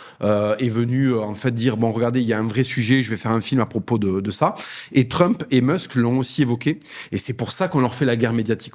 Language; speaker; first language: French; native; French